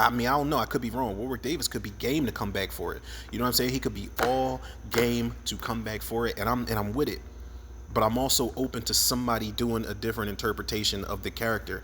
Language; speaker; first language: English; native; English